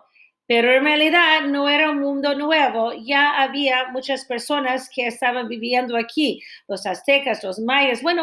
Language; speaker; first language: Spanish; non-native, fluent; English